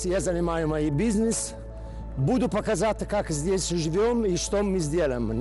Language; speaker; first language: Russian; non-native, learner; Italian